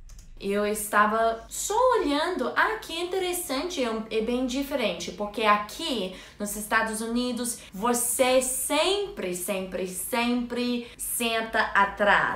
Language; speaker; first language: Portuguese; non-native, learner; English